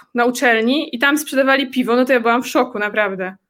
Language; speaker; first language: Polish; native; Polish